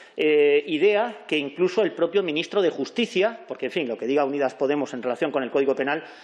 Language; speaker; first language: Spanish; native; Spanish